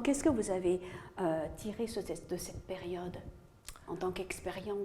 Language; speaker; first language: French; native; French